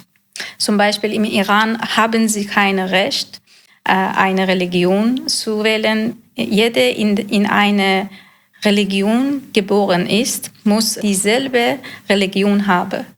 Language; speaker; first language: German; non-native, learner; Persian